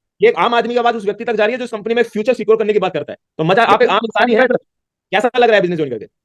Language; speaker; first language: Hindi; native; Hindi